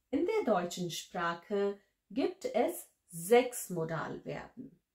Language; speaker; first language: German; non-native, fluent; Hindi